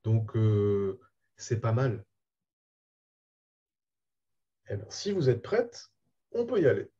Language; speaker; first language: French; native; French